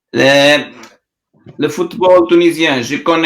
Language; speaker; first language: French; non-native, learner; Portuguese